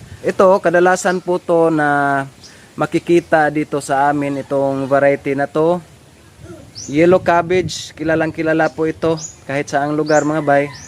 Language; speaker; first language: Filipino; non-native, local second language; Cebuano